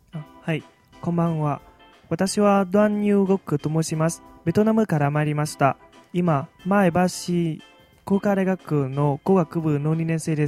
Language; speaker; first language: Japanese; non-native, fluent; Vietnamese